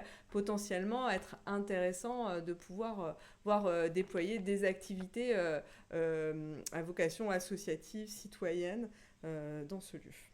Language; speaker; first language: French; native; French